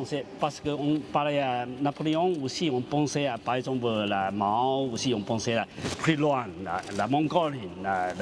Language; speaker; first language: French; non-native, learner; Chinese